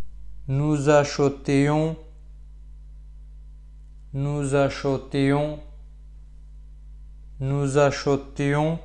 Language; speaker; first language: French; non-native, fluent; Pashto